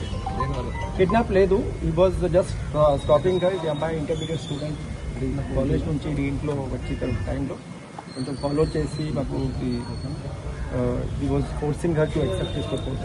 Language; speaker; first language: Telugu; non-native, local second language; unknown